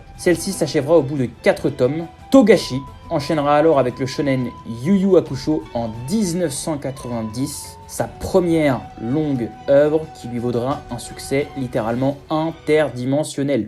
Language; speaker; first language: French; native; French